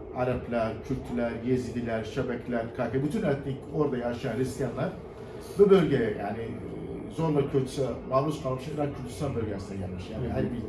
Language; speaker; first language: Turkish; early bilingual, heritage; Turkish